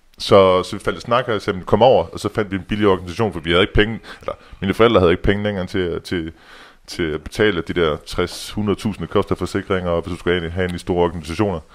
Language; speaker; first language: Danish; native; Danish